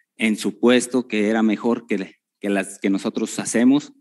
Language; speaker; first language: Spanish; native; Spanish